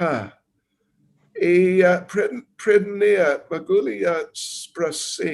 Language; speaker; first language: Russian; non-native, learner; English